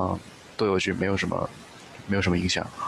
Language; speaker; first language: Chinese; early bilingual, heritage; Chinese